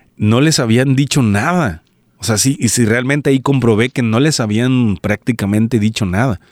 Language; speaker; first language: Spanish; native; Spanish